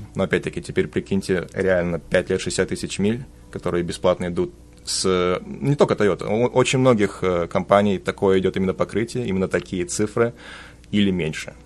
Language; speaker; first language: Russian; early bilingual, heritage; Russian